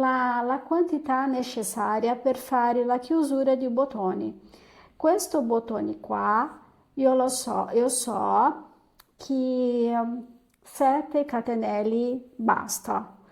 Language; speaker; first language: Italian; non-native, fluent; Portuguese